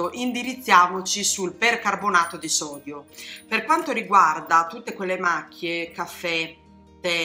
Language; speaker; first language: Italian; native; Italian